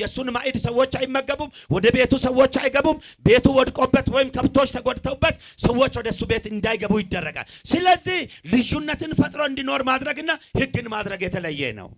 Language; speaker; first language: Amharic; non-native, local second language; Sidamo